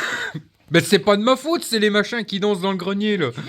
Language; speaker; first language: French; native; French